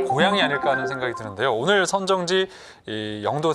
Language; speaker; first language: Korean; native; Korean